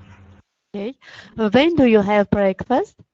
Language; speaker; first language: English; non-native, learner; Armenian